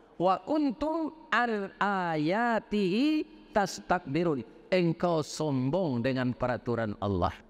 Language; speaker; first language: Indonesian; non-native, local second language; Minangkabau